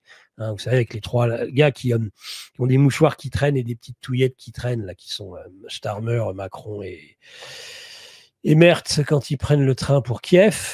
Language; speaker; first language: French; native; French